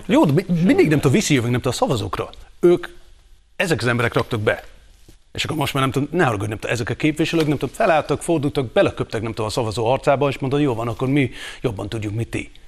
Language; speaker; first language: Hungarian; non-native, fluent; English